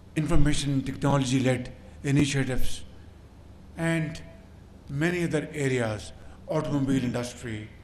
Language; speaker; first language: English; non-native, local second language; Urdu